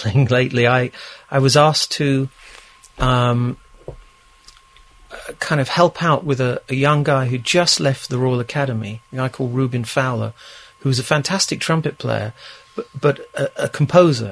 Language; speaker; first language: English; native; English